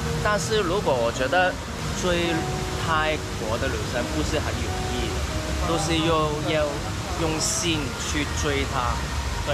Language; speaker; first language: Chinese; non-native, local second language; Cantonese